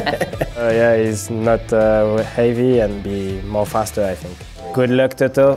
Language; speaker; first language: English; non-native, learner; French